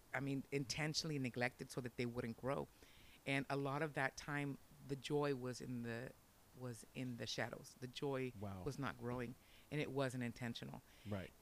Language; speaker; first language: English; early bilingual, other home language; Spanish